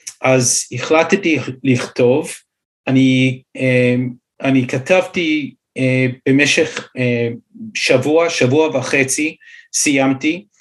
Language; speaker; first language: Hebrew; non-native, fluent; English